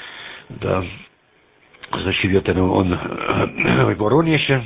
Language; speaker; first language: Russian; non-native, learner; German